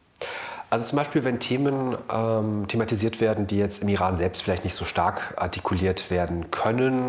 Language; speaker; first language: German; native; German